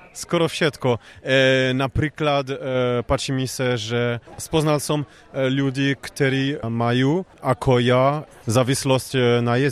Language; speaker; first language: Slovak; non-native, learner; French